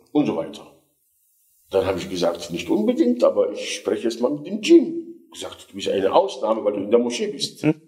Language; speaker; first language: German; non-native, fluent; Arabic